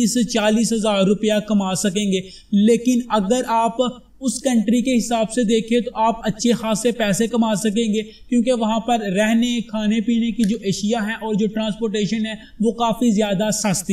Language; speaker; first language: Hindi; non-native, local second language; Punjabi